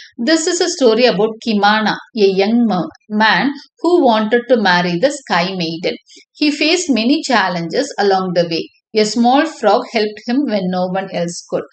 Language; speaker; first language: English; non-native, local second language; Tamil